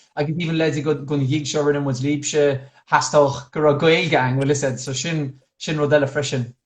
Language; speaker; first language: Irish; non-native, local second language; English